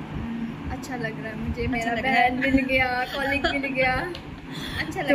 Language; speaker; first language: Hindi; non-native, local second language; Nepali